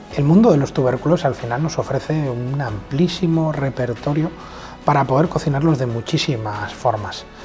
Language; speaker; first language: Spanish; native; Spanish